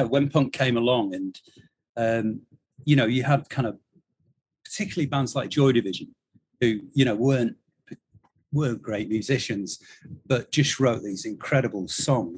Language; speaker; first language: English; native; English